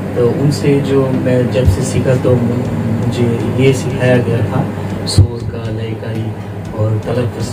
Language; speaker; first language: Hindi; non-native, learner; Bangla